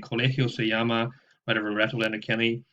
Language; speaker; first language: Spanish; non-native, fluent; English